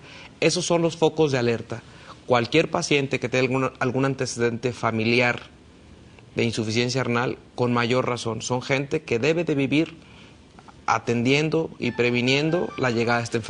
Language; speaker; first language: Spanish; native; Spanish